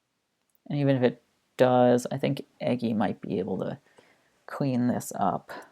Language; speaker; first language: English; native; English